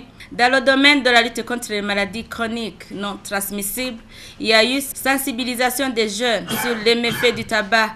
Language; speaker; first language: French; non-native, local second language; Rundi